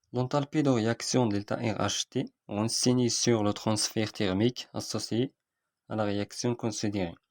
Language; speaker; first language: French; non-native, local second language; Arabic